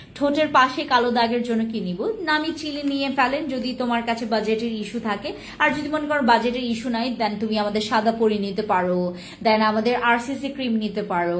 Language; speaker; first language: Bangla; non-native, local second language; Khasi